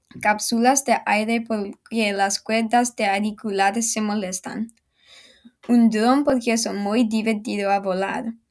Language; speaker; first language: Spanish; non-native, learner; English